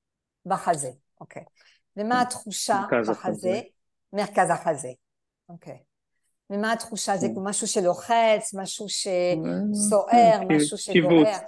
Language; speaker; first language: Hebrew; non-native, fluent; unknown